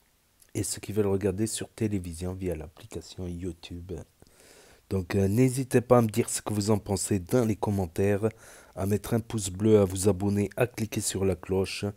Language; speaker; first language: French; native; French